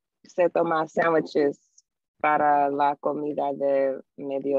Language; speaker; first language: Spanish; non-native, learner; English